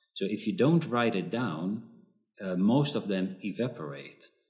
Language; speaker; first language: English; early bilingual, other home language; Dutch